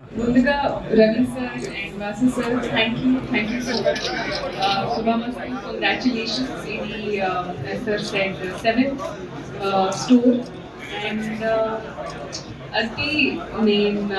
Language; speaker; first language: Telugu; non-native, learner; Hindi